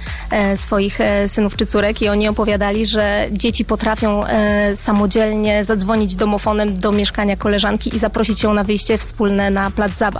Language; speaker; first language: Polish; native; Polish